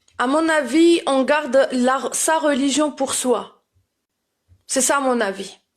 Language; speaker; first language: French; early bilingual, other home language; Arabic